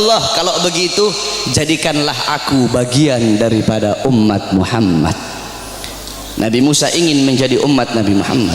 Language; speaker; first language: Indonesian; native; Indonesian